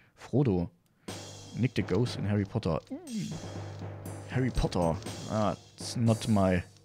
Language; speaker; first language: English; non-native, learner; German